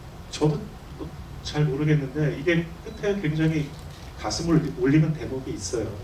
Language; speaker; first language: Korean; native; Korean